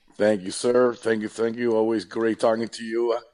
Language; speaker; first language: English; early bilingual, other home language; Spanish